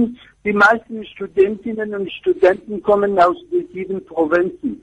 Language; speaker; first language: German; non-native, fluent; Persian